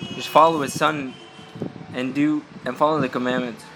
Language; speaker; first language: English; native; English